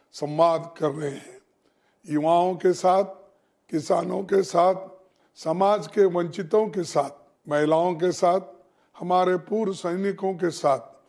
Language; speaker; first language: Hindi; non-native, local second language; Kannada